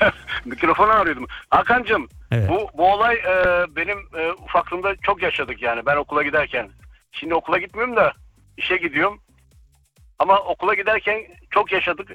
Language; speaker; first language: Turkish; early bilingual, other home language; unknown